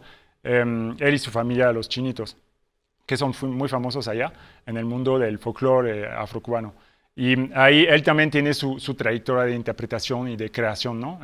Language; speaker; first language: Spanish; non-native, fluent; French